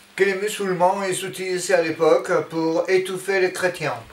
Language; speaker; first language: French; non-native, fluent; Spanish